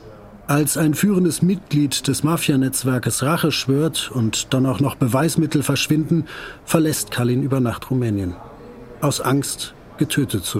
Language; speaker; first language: German; native; German